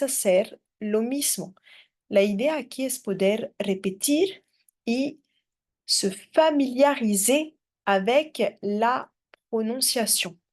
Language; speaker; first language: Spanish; non-native, fluent; French